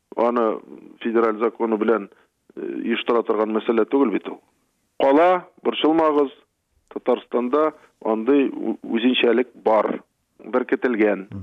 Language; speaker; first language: Tatar; native; Tatar